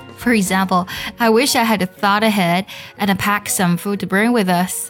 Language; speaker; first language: English; non-native, fluent; Chinese